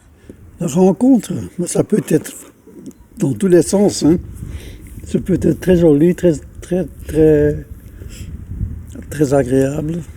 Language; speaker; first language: French; non-native, local second language; Dutch